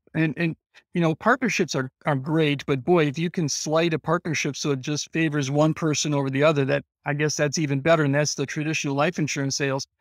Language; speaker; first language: English; native; English